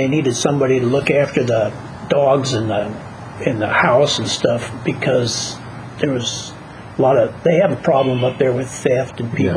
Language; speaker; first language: English; native; English